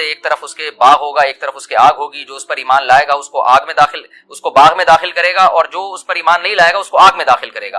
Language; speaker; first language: Urdu; native; Urdu